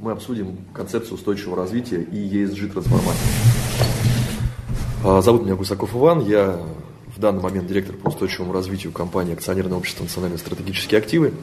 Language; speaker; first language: Russian; native; Russian